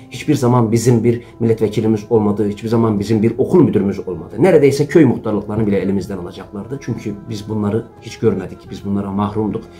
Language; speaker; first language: Turkish; native; Turkish